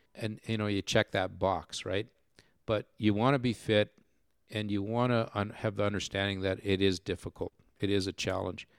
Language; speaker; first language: English; native; English